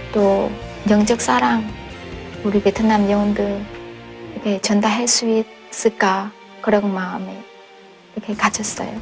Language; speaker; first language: Korean; non-native, fluent; Vietnamese